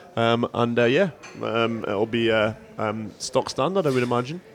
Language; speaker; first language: English; native; English